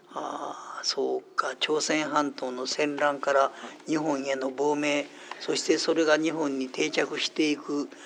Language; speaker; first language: Japanese; native; Japanese